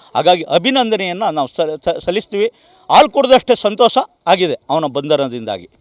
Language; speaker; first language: Kannada; native; Kannada